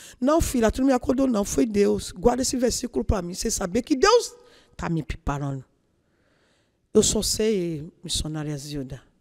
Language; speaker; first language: Portuguese; non-native, learner; Yoruba